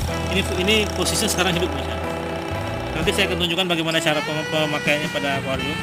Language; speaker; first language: Indonesian; native; Indonesian